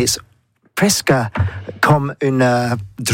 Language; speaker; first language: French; non-native, learner; English